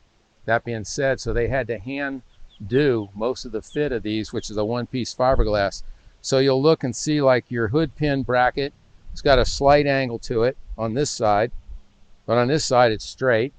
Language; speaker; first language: English; native; English